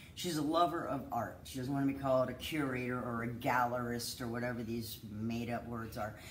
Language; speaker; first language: English; native; English